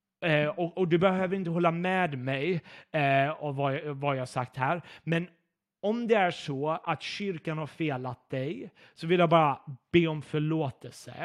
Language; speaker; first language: Swedish; non-native, fluent; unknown